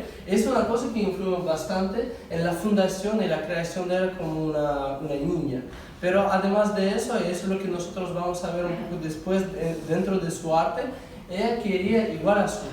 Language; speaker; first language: Spanish; non-native, fluent; Russian